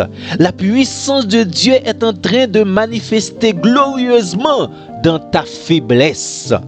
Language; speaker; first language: French; non-native, local second language; Haitian Creole